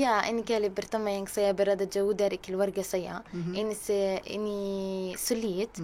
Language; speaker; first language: Indonesian; non-native, learner; Arabic